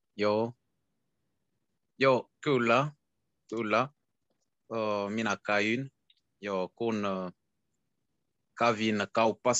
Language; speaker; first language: Finnish; non-native, learner; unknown